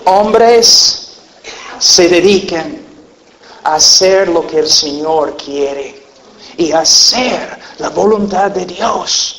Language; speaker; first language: Spanish; non-native, fluent; English